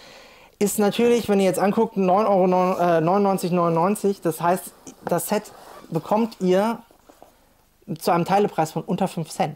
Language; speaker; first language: German; native; German